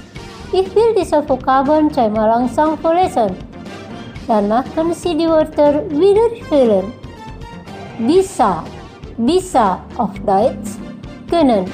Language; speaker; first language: German; non-native, fluent; Indonesian